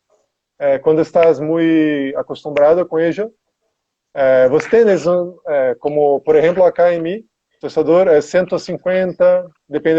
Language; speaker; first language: Spanish; non-native, learner; Portuguese